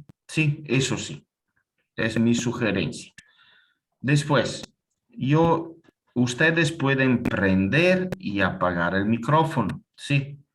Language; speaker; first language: Spanish; non-native, fluent; Italian